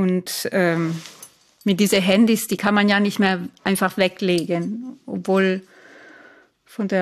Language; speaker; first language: German; non-native, fluent; Italian